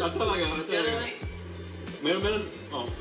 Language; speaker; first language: Hindi; non-native, learner; English